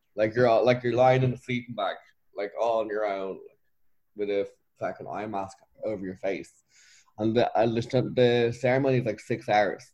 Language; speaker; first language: English; native; English